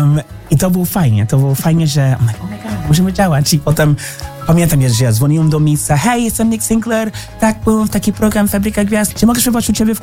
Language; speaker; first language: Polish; non-native, learner; English